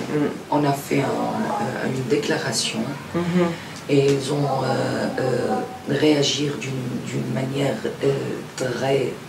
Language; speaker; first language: French; non-native, fluent; Arabic